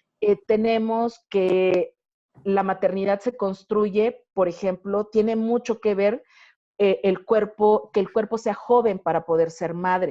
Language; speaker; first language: Spanish; native; Spanish